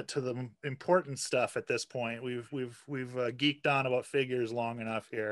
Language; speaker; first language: English; native; English